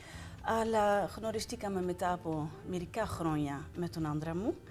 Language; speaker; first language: Greek; non-native, fluent; Dutch